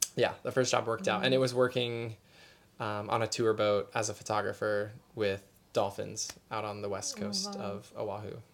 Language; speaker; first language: English; native; English